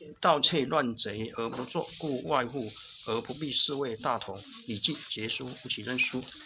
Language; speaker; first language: Chinese; native; Chinese